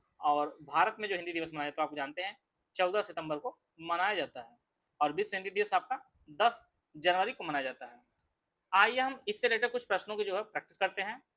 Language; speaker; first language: Hindi; native; Hindi